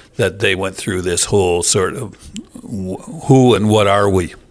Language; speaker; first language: English; native; English